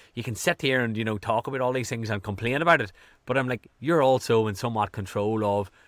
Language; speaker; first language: English; native; English